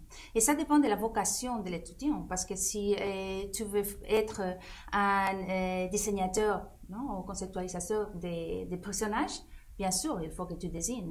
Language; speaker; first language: French; non-native, fluent; Spanish